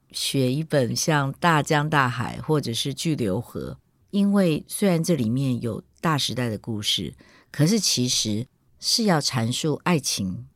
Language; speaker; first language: Chinese; native; Chinese